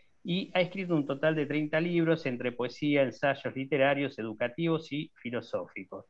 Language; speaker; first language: Spanish; native; Spanish